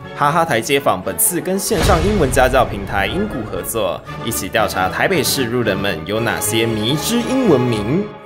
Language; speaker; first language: Chinese; native; Chinese